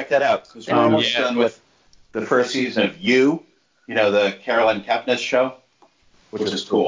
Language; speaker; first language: English; native; English